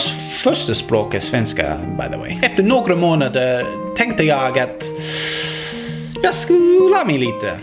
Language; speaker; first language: Swedish; non-native, learner; English